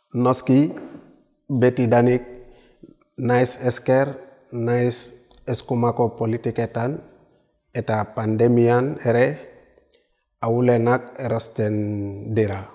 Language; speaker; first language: Basque; non-native, learner; Wolof